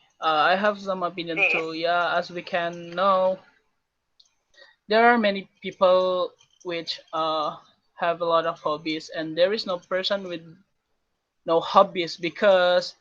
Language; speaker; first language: English; non-native, learner; Indonesian